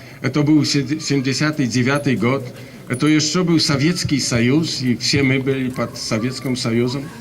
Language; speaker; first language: Russian; non-native, learner; Polish